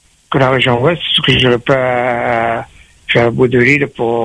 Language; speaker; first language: French; native; French